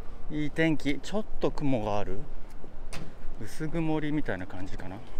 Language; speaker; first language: Japanese; native; Japanese